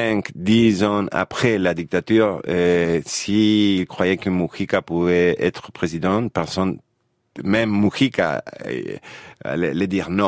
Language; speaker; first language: French; non-native, fluent; Spanish